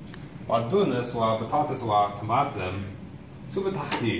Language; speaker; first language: Arabic; non-native, learner; English